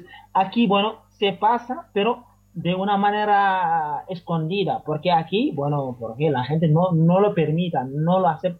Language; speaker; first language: Spanish; non-native, fluent; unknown